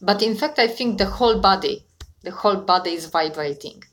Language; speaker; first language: English; non-native, fluent; Polish